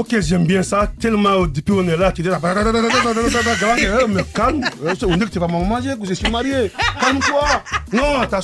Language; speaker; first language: French; early bilingual, other home language; Soninke